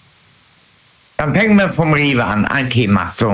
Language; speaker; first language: German; native; German